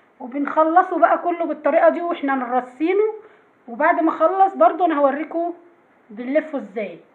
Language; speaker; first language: Arabic; native; Arabic